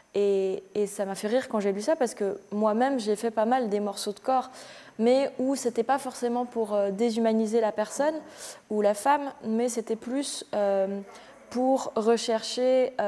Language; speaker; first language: French; native; French